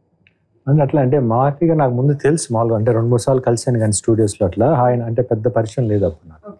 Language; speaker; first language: Telugu; native; Telugu